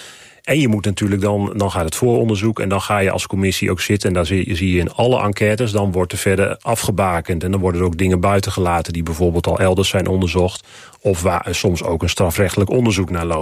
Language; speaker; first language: Dutch; native; Dutch